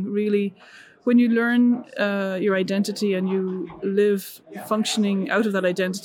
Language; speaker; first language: English; native; English